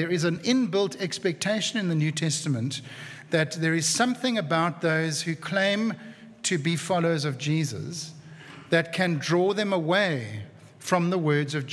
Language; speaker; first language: English; native; English